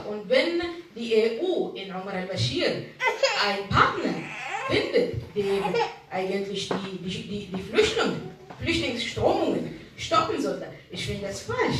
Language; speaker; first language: German; non-native, fluent; Arabic